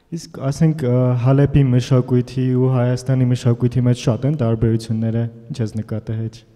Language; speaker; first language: Armenian; native; Armenian